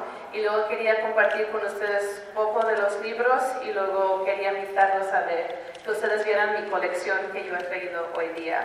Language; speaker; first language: Spanish; early bilingual, heritage; Spanish